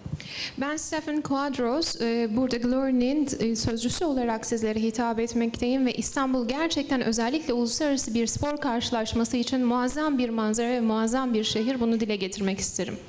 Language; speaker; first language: Turkish; native; Turkish